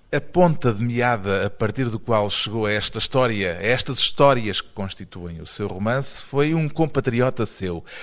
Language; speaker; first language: Portuguese; native; Portuguese